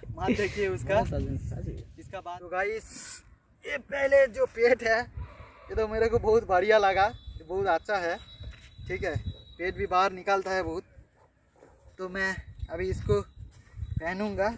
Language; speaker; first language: Hindi; non-native, local second language; Bangla